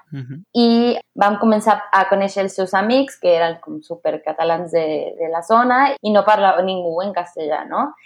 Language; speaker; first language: Catalan; non-native, fluent; Spanish